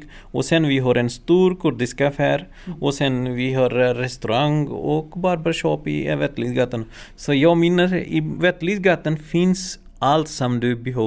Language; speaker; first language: Swedish; non-native, learner; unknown